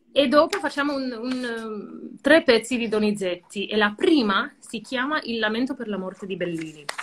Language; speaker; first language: Italian; non-native, fluent; English